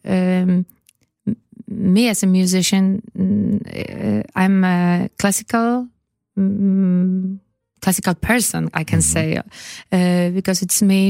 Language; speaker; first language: English; non-native, learner; Polish